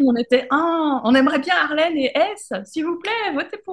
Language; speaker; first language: French; native; French